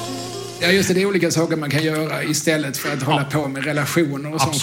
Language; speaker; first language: Swedish; native; Swedish